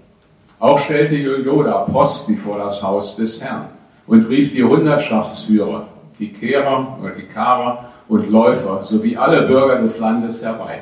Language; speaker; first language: German; native; German